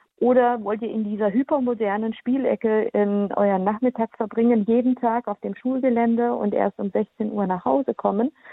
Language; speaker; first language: German; early bilingual, heritage; German